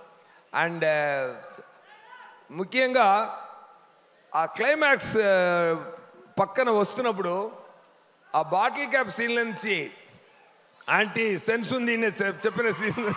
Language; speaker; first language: Telugu; non-native, local second language; Tamil